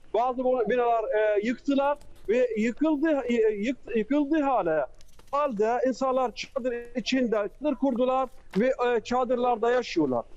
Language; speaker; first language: Turkish; non-native, fluent; Arabic